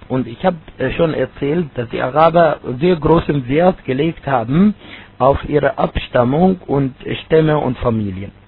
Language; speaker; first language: German; non-native, fluent; Arabic